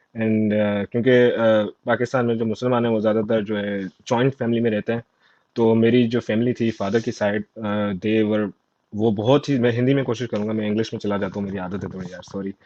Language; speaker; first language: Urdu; non-native, local second language; Sindhi